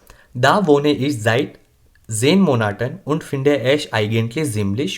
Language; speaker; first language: German; non-native, learner; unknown